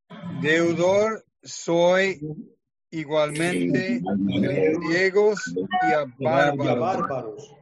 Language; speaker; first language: Spanish; non-native, fluent; English